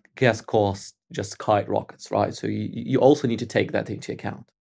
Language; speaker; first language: English; non-native, fluent; Ukrainian